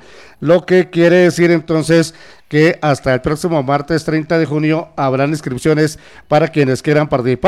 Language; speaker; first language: Spanish; native; Spanish